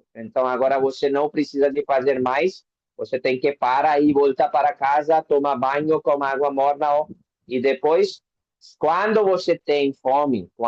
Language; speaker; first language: Portuguese; non-native, learner; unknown